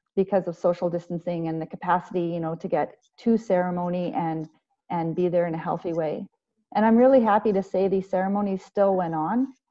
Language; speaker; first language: English; native; English